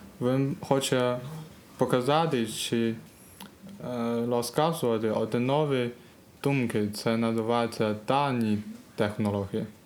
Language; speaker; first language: Ukrainian; non-native, learner; Chinese